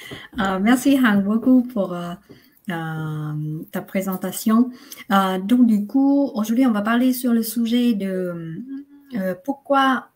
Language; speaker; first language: French; non-native, fluent; Vietnamese